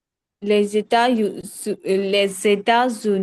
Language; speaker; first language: French; non-native, learner; Hindi